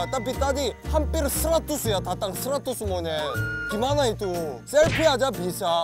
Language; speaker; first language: Indonesian; non-native, learner; Korean